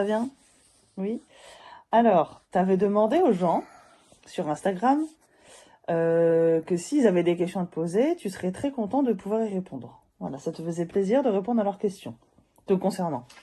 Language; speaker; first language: French; native; French